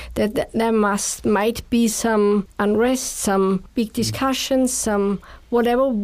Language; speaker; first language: English; non-native, fluent; German